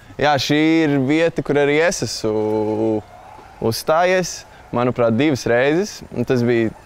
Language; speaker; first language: Latvian; native; Latvian